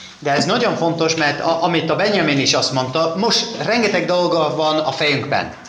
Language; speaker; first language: Hungarian; non-native, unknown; English